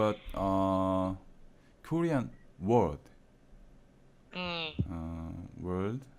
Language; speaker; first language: English; non-native, learner; Korean